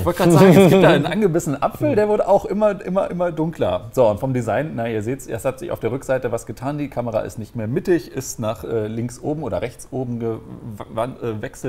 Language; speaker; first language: German; native; German